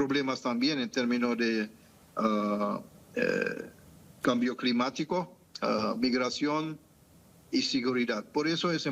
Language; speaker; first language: Spanish; non-native, fluent; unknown